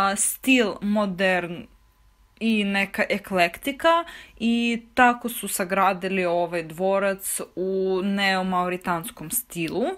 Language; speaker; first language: Bosnian; non-native, fluent; Russian